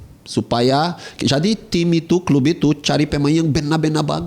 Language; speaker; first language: Indonesian; non-native, fluent; Portuguese